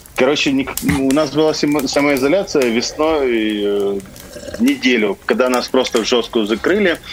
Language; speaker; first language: Russian; native; Russian